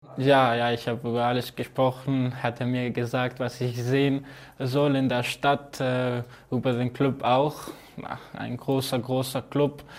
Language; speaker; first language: German; non-native, learner; Croatian